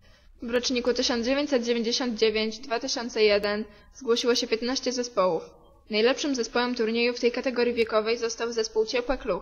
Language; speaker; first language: Polish; native; Polish